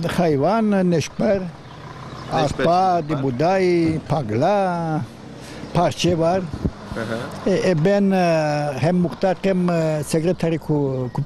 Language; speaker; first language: Turkish; non-native, local second language; Arabic